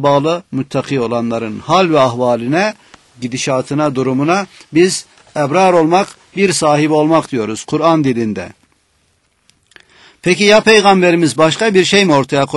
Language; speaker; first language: Turkish; native; Turkish